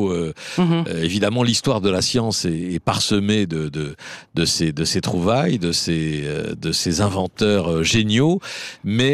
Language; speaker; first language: French; native; French